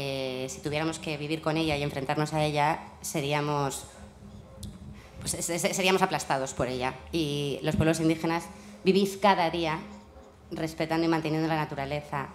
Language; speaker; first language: Spanish; native; Spanish